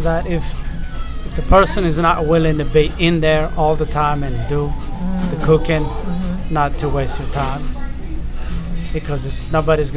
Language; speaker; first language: English; non-native, fluent; Arabic